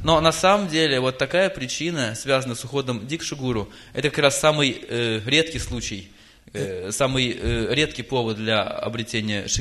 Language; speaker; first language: Russian; native; Russian